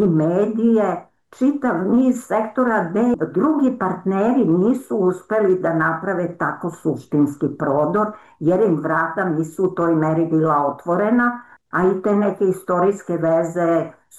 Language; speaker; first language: Serbian; native; Serbian